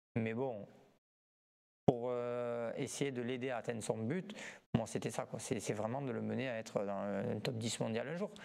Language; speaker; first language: French; native; French